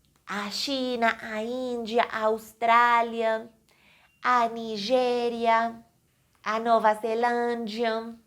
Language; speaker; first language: Portuguese; non-native, fluent; Spanish